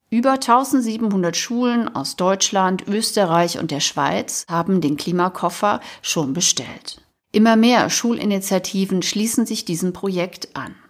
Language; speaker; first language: German; native; German